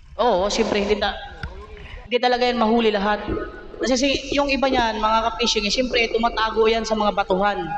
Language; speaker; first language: Filipino; non-native, local second language; Cebuano